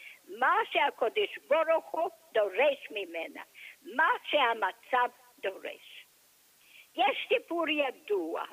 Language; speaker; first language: Hebrew; non-native, fluent; English